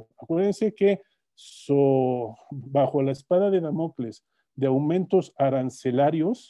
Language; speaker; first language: Spanish; native; Spanish